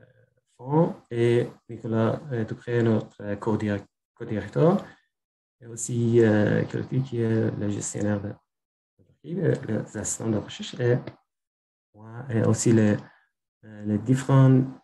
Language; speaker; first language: French; non-native, fluent; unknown